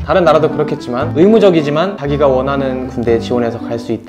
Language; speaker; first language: Korean; native; Korean